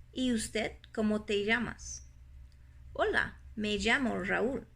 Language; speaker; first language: Spanish; non-native, fluent; English